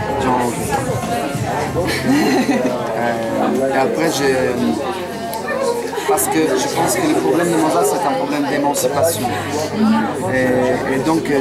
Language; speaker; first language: French; non-native, fluent; Italian